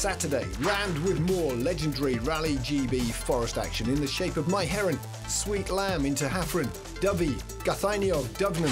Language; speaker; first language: English; native; English